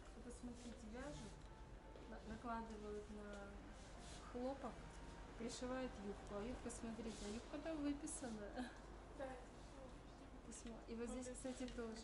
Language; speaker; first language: Russian; native; Russian